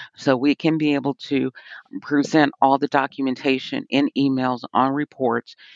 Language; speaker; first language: English; native; English